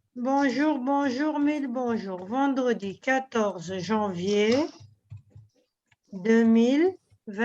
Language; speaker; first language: French; non-native, local second language; Arabic